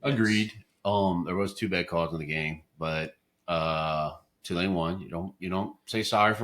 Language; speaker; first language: English; native; English